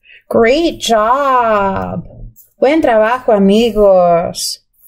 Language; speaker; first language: English; early bilingual, other home language; Spanish